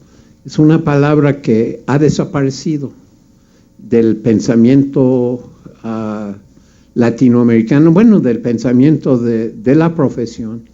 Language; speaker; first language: Spanish; non-native, fluent; English